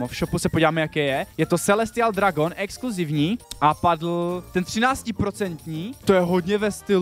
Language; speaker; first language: Czech; native; Czech